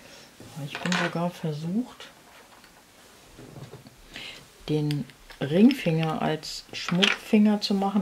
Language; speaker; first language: German; native; German